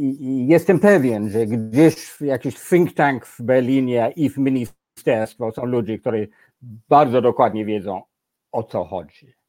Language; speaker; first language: Polish; non-native, fluent; English